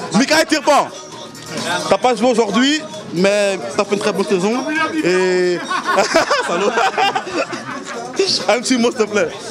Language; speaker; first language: French; native; French